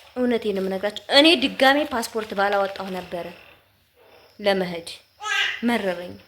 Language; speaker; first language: Amharic; native; Amharic